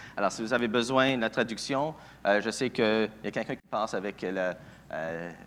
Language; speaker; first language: French; non-native, local second language; English